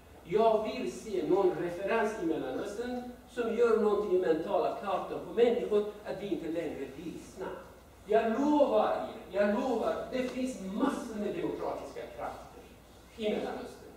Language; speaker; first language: Swedish; non-native, fluent; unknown